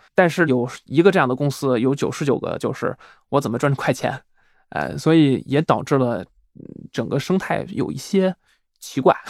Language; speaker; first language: Chinese; non-native, fluent; Swiss German